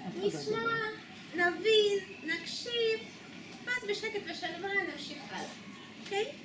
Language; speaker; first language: Hebrew; non-native, fluent; Russian